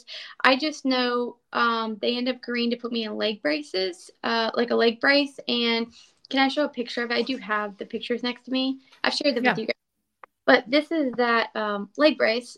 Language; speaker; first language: English; native; English